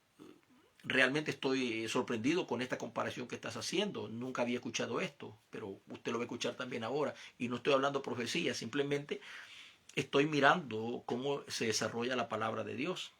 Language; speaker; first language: Spanish; native; Spanish